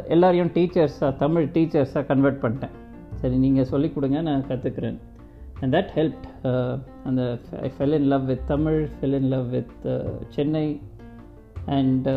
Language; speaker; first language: Tamil; non-native, local second language; Kannada